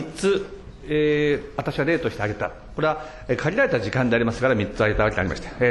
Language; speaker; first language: Japanese; native; Japanese